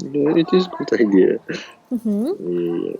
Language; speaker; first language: English; non-native, learner; Russian